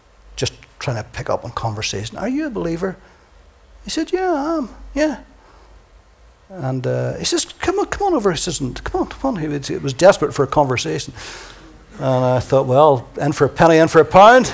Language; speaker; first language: English; native; English